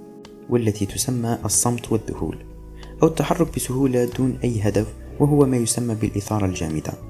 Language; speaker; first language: Arabic; native; Arabic